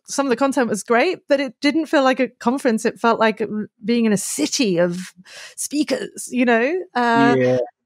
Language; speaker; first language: English; native; English